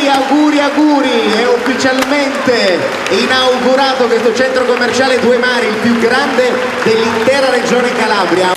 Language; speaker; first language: Italian; native; Italian